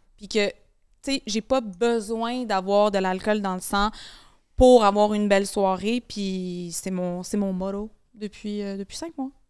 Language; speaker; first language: French; native; French